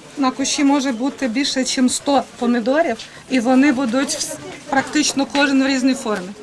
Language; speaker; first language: Ukrainian; native; Ukrainian